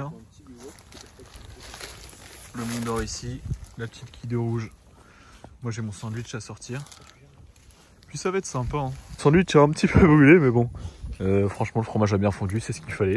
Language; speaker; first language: French; native; French